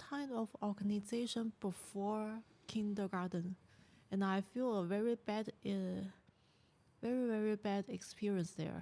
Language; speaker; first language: English; non-native, learner; Chinese